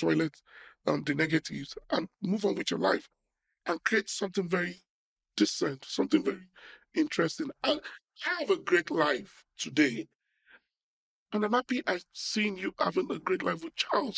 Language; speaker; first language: English; non-native, local second language; Yoruba